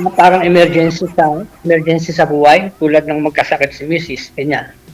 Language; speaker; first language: Filipino; native; Filipino